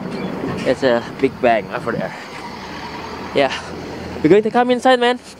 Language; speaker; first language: English; non-native, learner; Indonesian